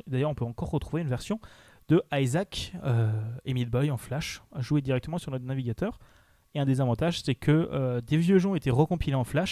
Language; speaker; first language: French; native; French